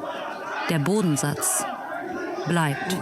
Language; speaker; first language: German; native; German